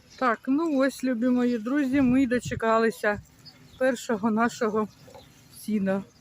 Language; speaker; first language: Ukrainian; native; Ukrainian